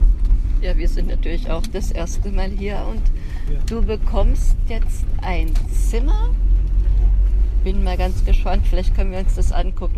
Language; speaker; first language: German; native; German